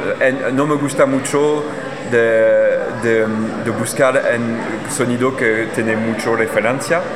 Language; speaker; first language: Spanish; non-native, learner; French